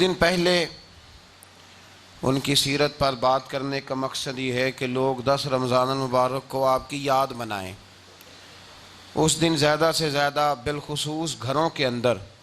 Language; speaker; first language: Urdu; non-native, local second language; Punjabi